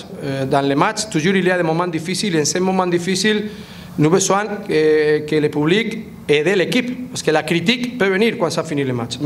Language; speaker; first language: French; non-native, fluent; Spanish